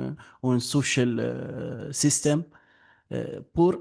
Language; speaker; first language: French; non-native, local second language; Arabic